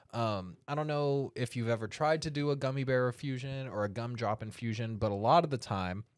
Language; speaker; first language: English; native; English